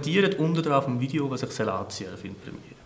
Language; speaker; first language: German; native; German